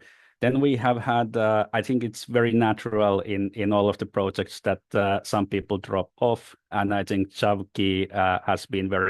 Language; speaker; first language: English; non-native, learner; Finnish